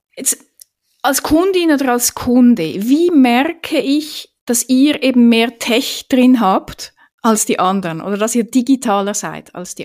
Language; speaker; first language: German; native; German